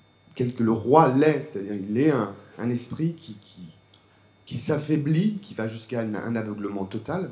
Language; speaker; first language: French; native; French